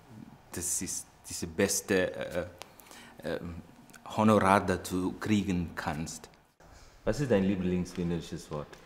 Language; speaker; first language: German; non-native, fluent; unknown